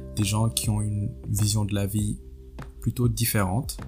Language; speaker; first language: French; non-native, local second language; Wolof